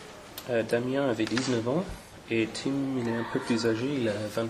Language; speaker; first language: French; non-native, fluent; English